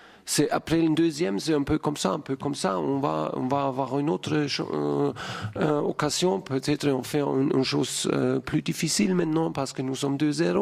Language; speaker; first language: French; non-native, fluent; German